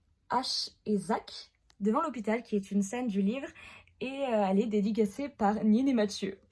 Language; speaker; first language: French; native; French